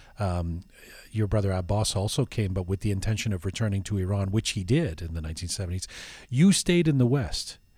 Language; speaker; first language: English; early bilingual, other home language; Persian